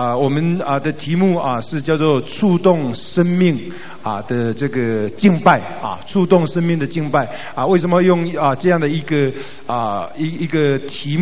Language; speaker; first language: Chinese; native; Chinese